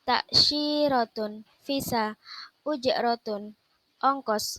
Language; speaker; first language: Arabic; non-native, fluent; Indonesian